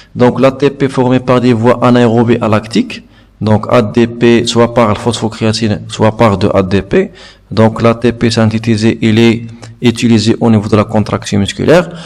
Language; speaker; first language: French; non-native, local second language; Arabic